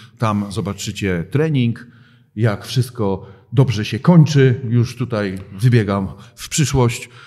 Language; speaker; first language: Polish; native; Polish